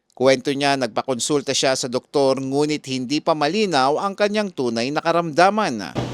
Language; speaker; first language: Filipino; non-native, local second language; Bikol